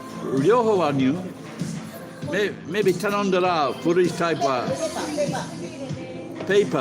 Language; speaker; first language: Japanese; non-native, learner; English